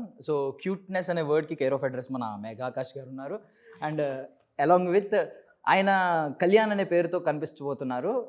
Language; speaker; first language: Telugu; native; Telugu